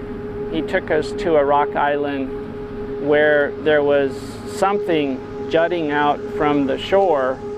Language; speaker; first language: English; native; English